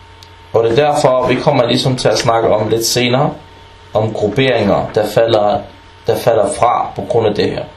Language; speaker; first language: Danish; early bilingual, other home language; Arabic